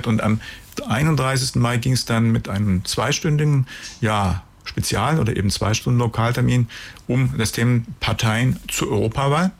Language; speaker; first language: German; native; German